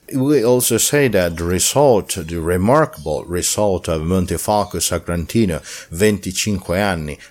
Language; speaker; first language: English; non-native, fluent; Italian